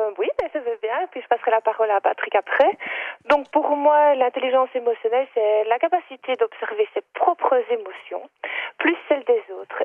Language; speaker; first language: French; native; French